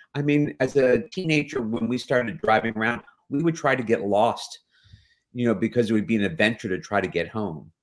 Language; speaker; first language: English; native; English